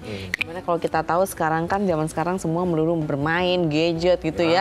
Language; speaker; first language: Indonesian; native; Indonesian